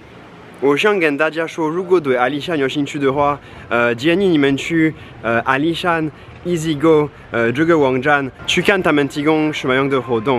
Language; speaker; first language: Chinese; non-native, fluent; French